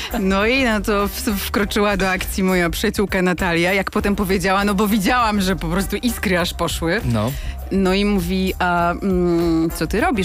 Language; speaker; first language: Polish; native; Polish